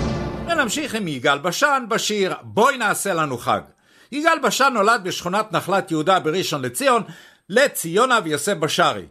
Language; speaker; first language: Hebrew; native; Hebrew